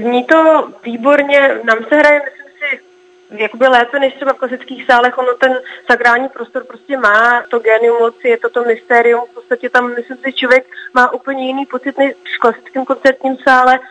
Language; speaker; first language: Czech; native; Czech